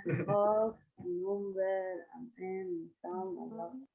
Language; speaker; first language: English; non-native, learner; Spanish